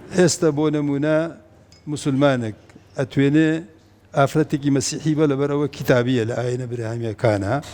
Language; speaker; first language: Central Kurdish; non-native, local second language; Kurdish